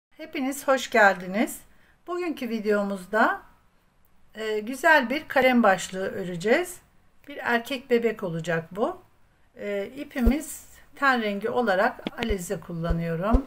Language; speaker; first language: Turkish; native; Turkish